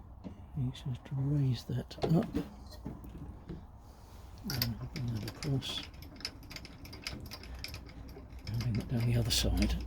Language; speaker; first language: English; native; English